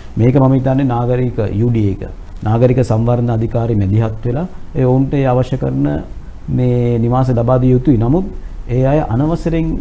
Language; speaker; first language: Sinhala; non-native, local second language; Tamil